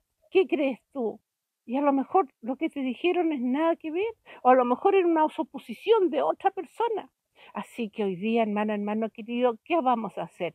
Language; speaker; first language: Spanish; native; Spanish